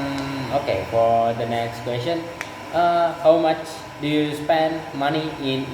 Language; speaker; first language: English; non-native, learner; Indonesian